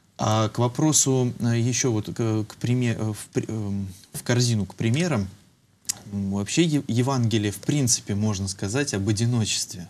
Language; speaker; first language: Russian; native; Russian